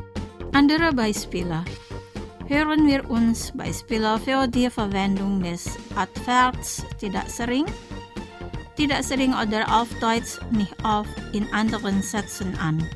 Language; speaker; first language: German; non-native, fluent; Indonesian